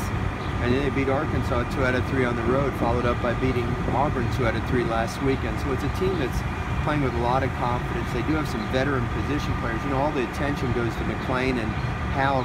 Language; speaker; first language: English; native; English